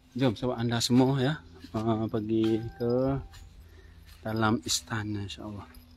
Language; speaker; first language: Malay; native; Malay